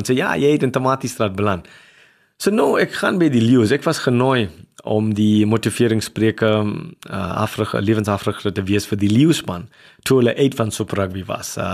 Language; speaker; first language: Afrikaans; non-native, local second language; English